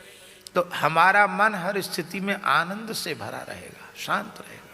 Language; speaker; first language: Hindi; native; Hindi